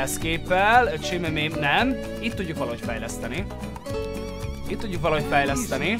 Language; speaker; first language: Hungarian; native; Hungarian